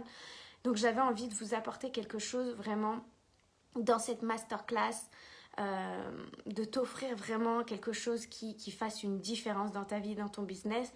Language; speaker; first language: French; native; French